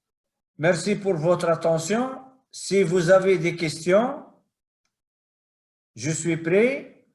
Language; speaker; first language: French; non-native, fluent; Arabic